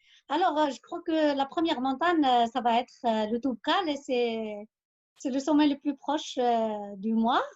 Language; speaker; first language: French; non-native, local second language; Arabic